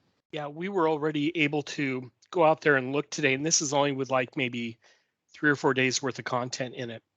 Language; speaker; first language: English; native; English